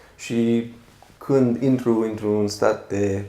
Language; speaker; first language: Romanian; non-native, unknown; English